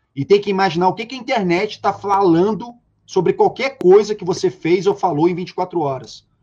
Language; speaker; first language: Portuguese; native; Portuguese